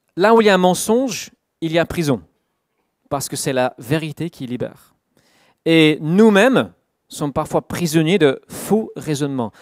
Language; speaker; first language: French; non-native, fluent; English